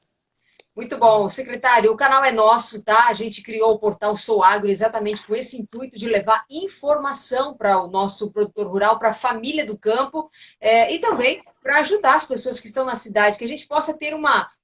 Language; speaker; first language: Portuguese; native; Portuguese